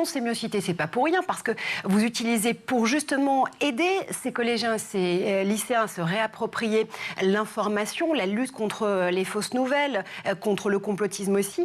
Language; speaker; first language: French; native; French